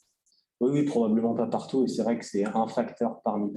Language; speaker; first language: French; native; French